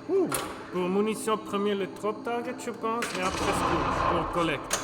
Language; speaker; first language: French; non-native, local second language; German